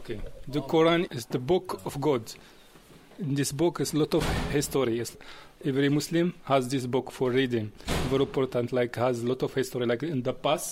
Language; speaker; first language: English; non-native, learner; Arabic